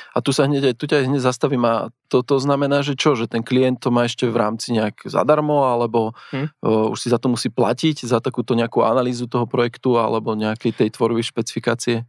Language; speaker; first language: Slovak; native; Slovak